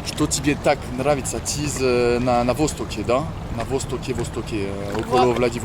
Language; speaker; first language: Russian; non-native, learner; French